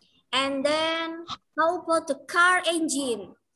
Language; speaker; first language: English; non-native, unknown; Indonesian